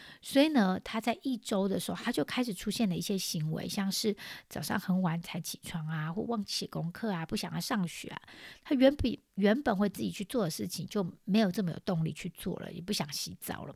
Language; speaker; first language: Chinese; native; Chinese